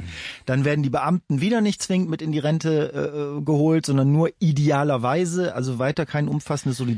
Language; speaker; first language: German; native; German